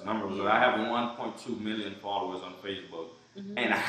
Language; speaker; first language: English; early bilingual, other home language; Haitian Creole